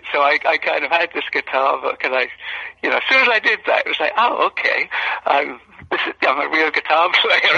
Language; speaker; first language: English; native; English